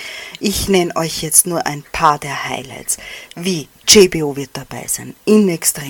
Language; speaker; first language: German; native; German